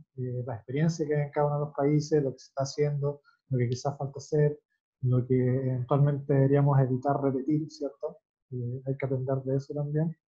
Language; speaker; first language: Spanish; native; Spanish